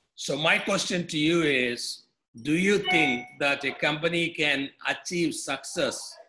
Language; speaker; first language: English; non-native, local second language; Malayalam